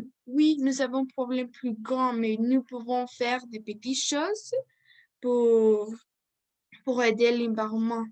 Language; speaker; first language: French; non-native, learner; Spanish